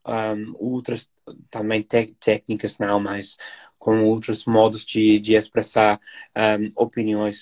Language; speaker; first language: Portuguese; non-native, fluent; English